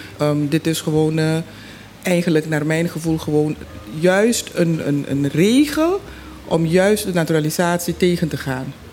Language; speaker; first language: Dutch; non-native, local second language; Papiamento